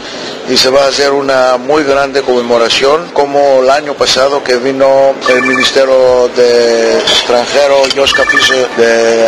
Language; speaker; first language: Spanish; early bilingual, heritage; Ladino